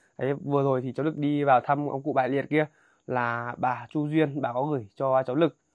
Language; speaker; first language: Vietnamese; non-native, local second language; Hmong